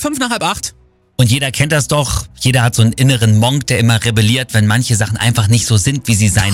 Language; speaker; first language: German; native; German